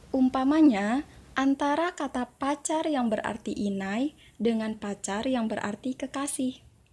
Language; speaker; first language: Indonesian; native; Indonesian